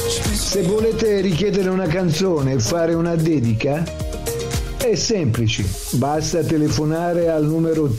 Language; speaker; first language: Italian; native; Italian